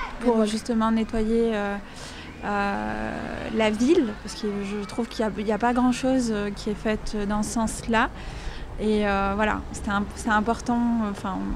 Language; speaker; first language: French; native; French